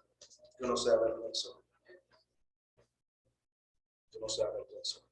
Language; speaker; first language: Spanish; non-native, fluent; Haitian Creole